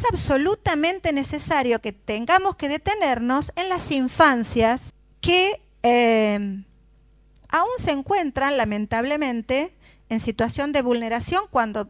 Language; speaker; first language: Spanish; native; Spanish